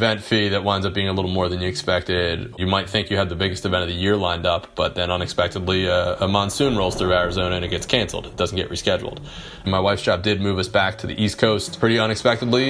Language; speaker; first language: English; native; English